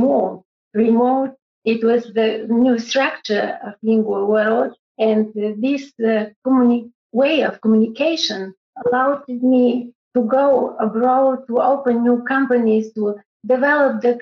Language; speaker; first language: English; non-native, fluent; Bulgarian